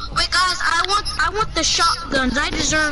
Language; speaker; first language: English; native; English